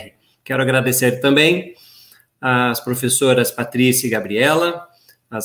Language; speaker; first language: Portuguese; native; Portuguese